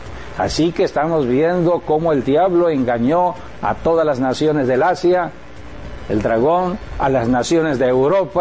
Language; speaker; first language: Spanish; native; Spanish